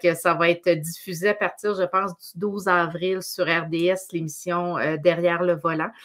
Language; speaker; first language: French; native; French